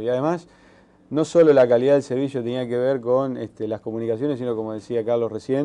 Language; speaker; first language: Spanish; native; Spanish